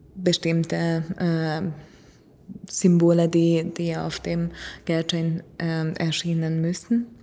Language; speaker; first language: German; non-native, fluent; Hungarian